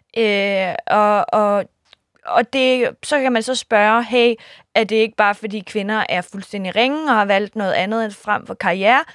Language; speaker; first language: Danish; early bilingual, other home language; Kurdish